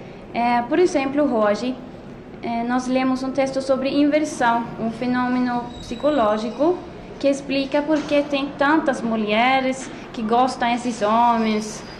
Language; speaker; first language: Portuguese; non-native, fluent; Swedish